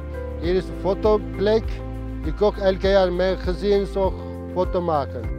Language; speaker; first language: Dutch; non-native, learner; Turkish